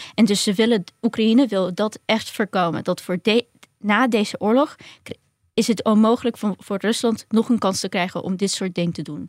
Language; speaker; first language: Dutch; early bilingual, other home language; Ukrainian